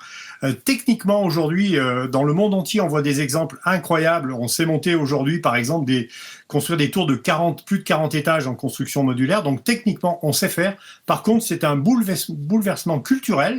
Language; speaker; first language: French; native; French